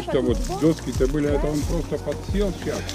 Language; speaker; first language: Russian; native; Russian